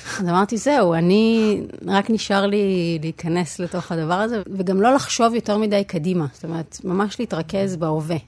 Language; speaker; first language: Hebrew; native; Hebrew